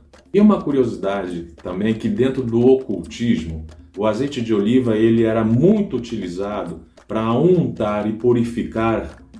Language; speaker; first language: Portuguese; native; Portuguese